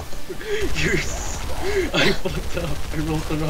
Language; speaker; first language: English; native; English